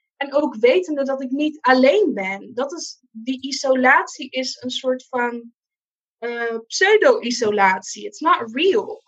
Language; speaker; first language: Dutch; non-native, local second language; Papiamento